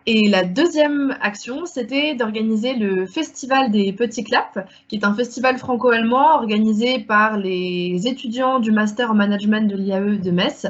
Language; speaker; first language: French; native; French